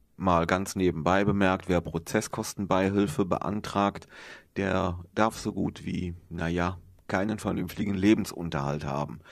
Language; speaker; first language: German; native; German